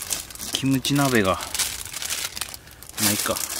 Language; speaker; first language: Japanese; native; Japanese